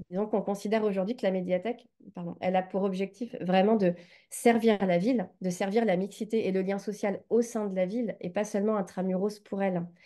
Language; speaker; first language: French; native; French